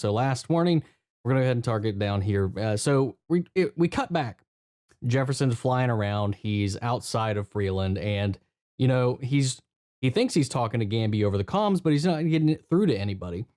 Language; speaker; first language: English; native; English